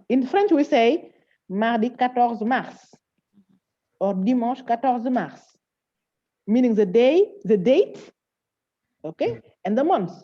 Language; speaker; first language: English; non-native, fluent; French